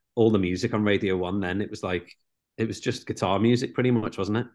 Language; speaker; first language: English; native; English